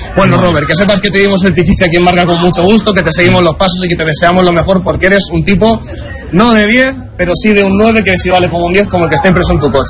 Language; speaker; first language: Spanish; native; Spanish